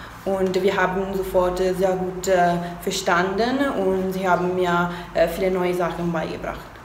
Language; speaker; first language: German; non-native, fluent; Italian